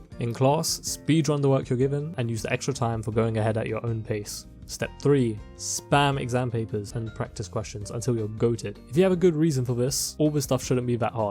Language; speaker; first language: English; native; English